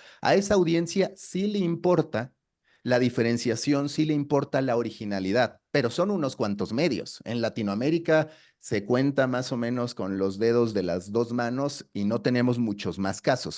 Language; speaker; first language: Spanish; native; Spanish